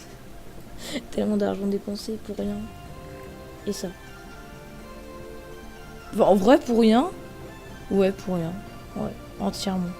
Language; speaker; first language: French; native; French